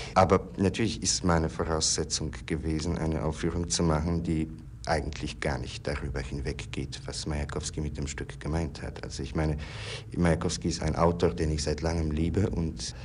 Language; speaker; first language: German; non-native, fluent; Polish